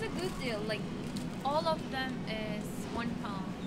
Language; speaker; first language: English; non-native, learner; Uzbek